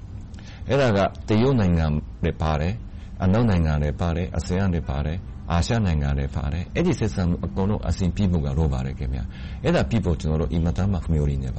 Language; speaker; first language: Burmese; non-native, fluent; Japanese